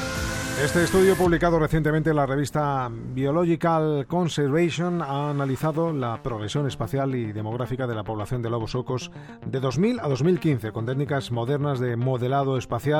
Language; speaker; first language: Spanish; native; Spanish